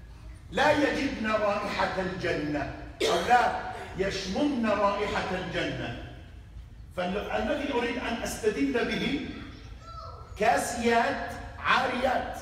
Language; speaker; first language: Arabic; native; Arabic